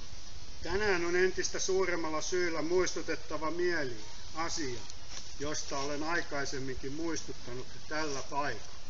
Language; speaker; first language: Finnish; native; Finnish